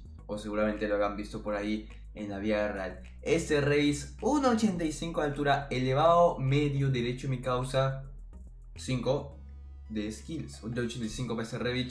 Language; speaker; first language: Spanish; native; Spanish